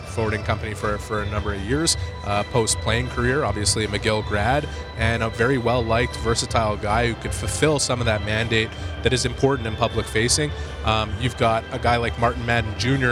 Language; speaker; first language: English; native; English